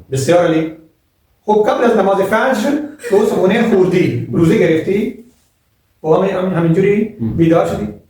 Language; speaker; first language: Persian; non-native, fluent; Urdu